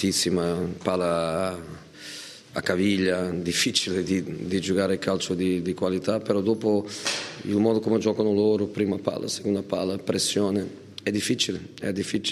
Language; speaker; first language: Italian; non-native, fluent; Portuguese